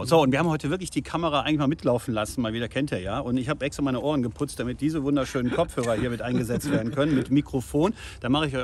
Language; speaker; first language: German; native; German